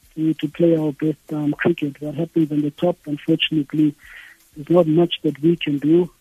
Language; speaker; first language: English; non-native, local second language; Xhosa